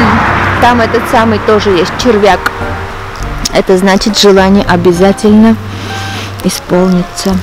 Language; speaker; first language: Russian; non-native, fluent; Armenian